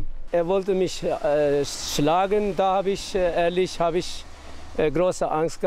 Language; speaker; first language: German; non-native, learner; Turkish